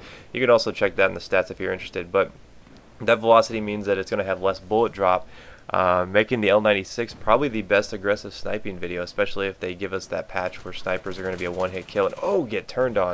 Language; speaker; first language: English; native; English